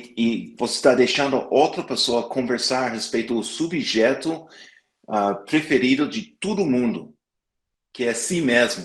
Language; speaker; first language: Portuguese; non-native, fluent; English